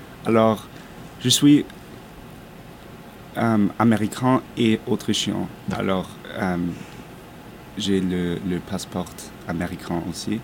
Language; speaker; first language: French; non-native, learner; German